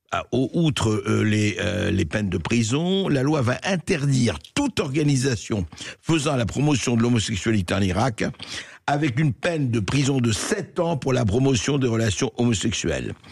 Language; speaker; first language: French; native; French